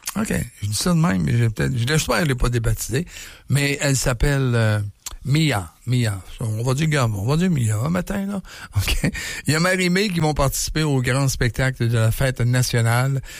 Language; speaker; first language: French; native; French